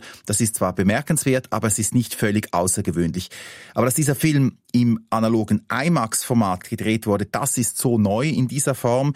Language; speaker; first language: German; native; German